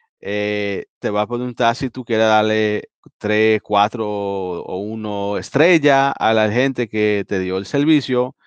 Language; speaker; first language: Spanish; early bilingual, heritage; Spanish